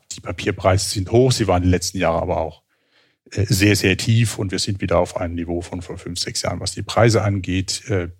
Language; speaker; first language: German; native; German